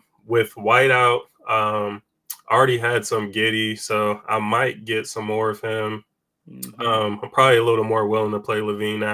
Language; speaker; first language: English; native; English